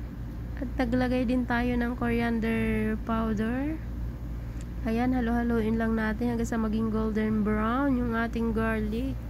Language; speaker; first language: Filipino; native; Filipino